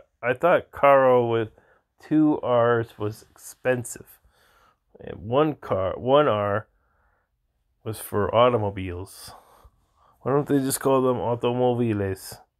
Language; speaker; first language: English; native; English